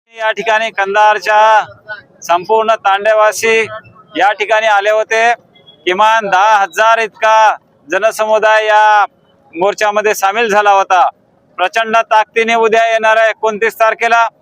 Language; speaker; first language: Marathi; non-native, local second language; Lambadi